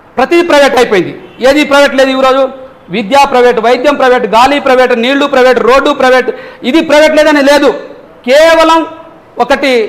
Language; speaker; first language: Telugu; non-native, local second language; Lambadi